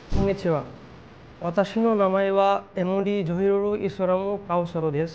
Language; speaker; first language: Japanese; non-native, learner; Bangla